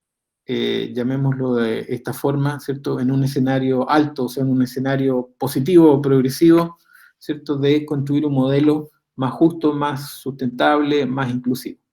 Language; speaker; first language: Spanish; native; Spanish